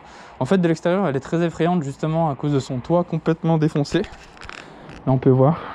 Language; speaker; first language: French; native; French